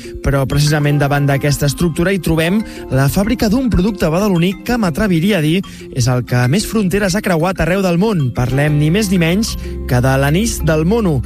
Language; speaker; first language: Catalan; native; Catalan